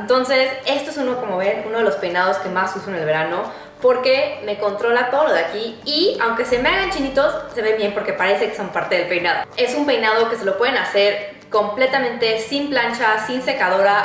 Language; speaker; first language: Spanish; native; Spanish